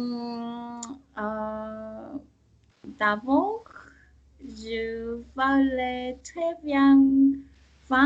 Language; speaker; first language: French; non-native, learner; Korean